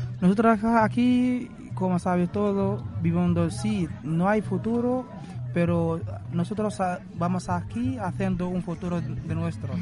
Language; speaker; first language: Spanish; non-native, learner; Arabic